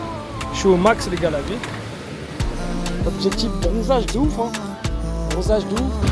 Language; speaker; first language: French; native; French